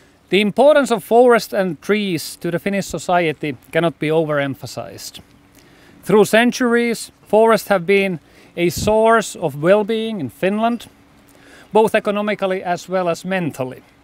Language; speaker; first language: English; non-native, fluent; Finnish